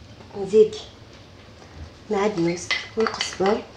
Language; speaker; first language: Arabic; native; Arabic